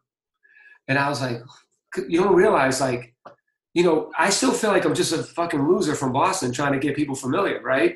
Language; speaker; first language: English; native; English